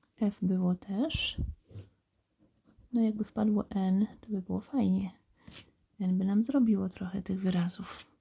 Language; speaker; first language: Polish; native; Polish